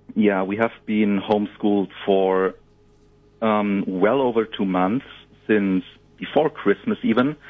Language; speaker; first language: English; non-native, fluent; German